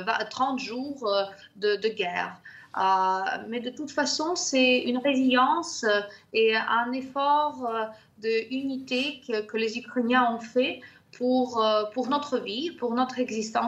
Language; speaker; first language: French; non-native, fluent; Ukrainian